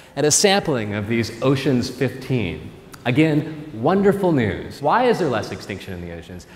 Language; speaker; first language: English; native; English